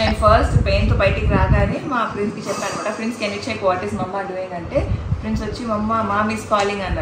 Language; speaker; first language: Telugu; native; Telugu